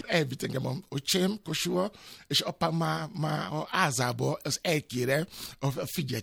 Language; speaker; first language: Hungarian; non-native, learner; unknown